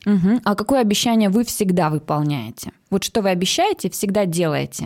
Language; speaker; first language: Russian; native; Russian